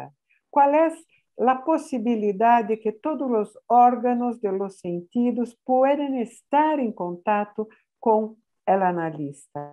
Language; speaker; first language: Spanish; non-native, fluent; Portuguese